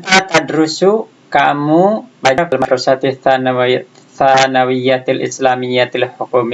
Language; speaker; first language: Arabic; non-native, fluent; Indonesian